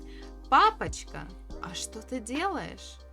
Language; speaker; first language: Russian; non-native, fluent; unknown